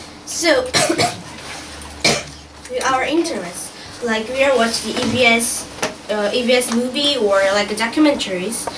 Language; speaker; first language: English; non-native, learner; Korean